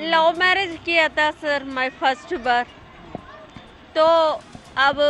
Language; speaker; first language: Hindi; non-native, local second language; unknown